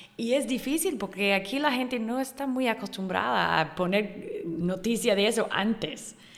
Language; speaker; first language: Spanish; non-native, fluent; English